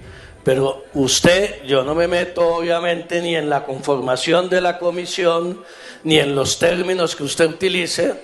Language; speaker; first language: Spanish; native; Spanish